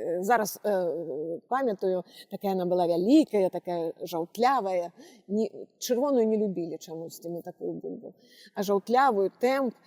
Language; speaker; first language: Belarusian; native; Belarusian